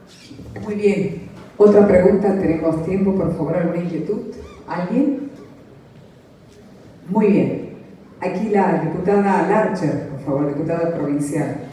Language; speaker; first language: Spanish; native; Spanish